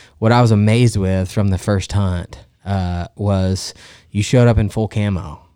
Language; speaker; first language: English; native; English